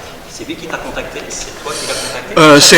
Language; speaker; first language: French; native; French